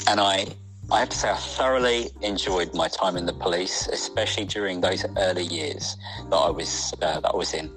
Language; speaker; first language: English; native; English